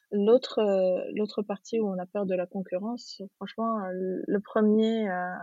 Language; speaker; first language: French; non-native, local second language; Arabic